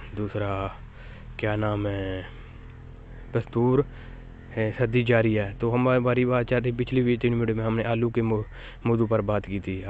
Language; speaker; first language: Urdu; non-native, local second language; Punjabi